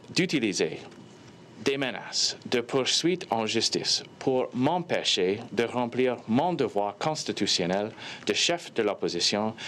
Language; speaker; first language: French; non-native, fluent; English